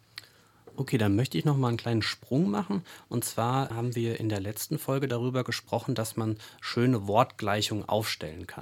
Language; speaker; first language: German; native; German